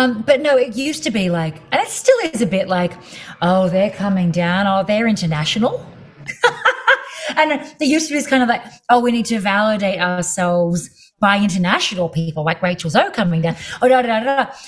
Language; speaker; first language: English; native; English